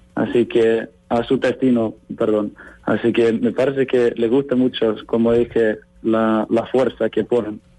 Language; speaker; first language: Spanish; non-native, fluent; Icelandic